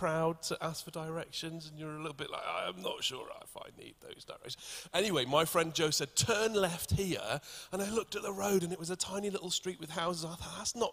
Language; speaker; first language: English; native; English